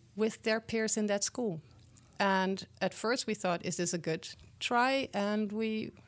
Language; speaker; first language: English; non-native, fluent; Dutch